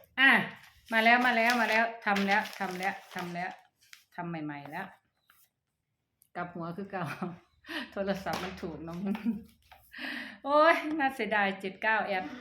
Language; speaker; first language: Thai; non-native, local second language; Northeastern Thai